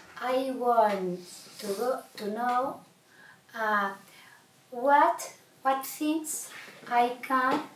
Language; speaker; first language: English; non-native, learner; Catalan